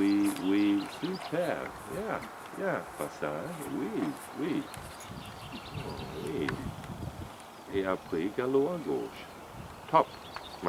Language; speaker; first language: French; non-native, learner; German